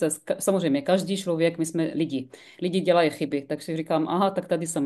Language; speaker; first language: Czech; non-native, fluent; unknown